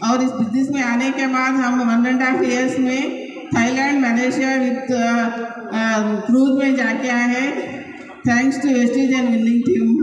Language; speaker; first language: Hindi; non-native, local second language; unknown